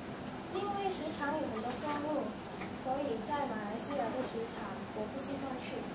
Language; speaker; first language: Chinese; non-native, learner; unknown